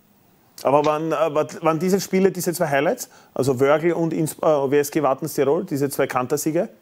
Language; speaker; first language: German; native; German